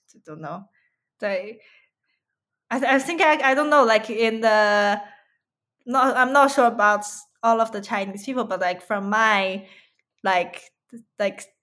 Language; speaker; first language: English; non-native, fluent; Chinese